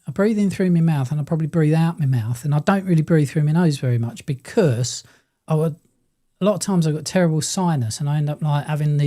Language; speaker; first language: English; native; English